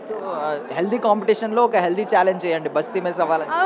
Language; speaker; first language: Telugu; native; Telugu